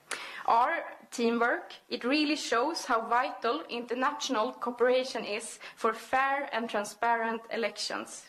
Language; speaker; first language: English; non-native, fluent; Swedish